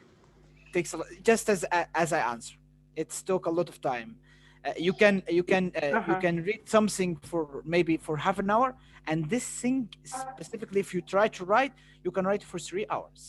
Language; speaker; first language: English; non-native, learner; Arabic